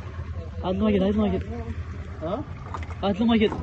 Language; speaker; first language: Arabic; non-native, learner; Baluchi